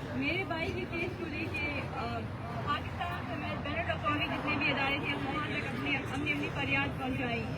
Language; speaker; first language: Urdu; non-native, local second language; Baluchi